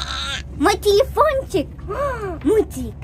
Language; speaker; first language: Russian; early bilingual, heritage; Russian